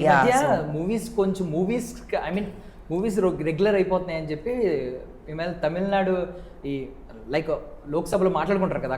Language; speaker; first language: Telugu; native; Telugu